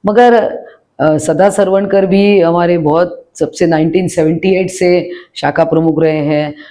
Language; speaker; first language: Hindi; non-native, local second language; Marathi